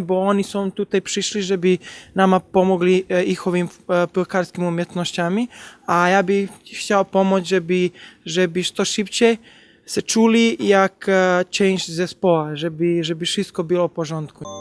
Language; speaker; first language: Polish; non-native, learner; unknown